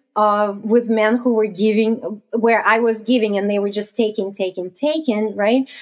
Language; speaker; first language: English; non-native, fluent; Russian